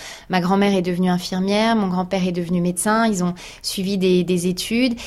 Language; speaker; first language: French; native; French